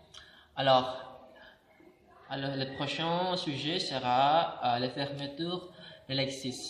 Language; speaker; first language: French; non-native, learner; Indonesian